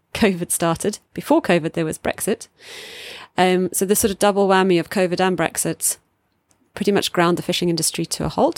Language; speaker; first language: English; native; English